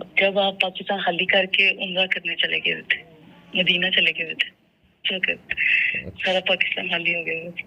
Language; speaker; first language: Urdu; native; Urdu